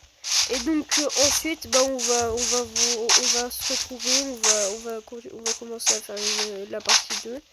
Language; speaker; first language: French; native; French